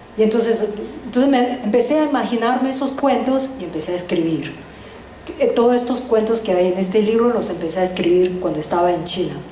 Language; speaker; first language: Spanish; early bilingual, other home language; Chinese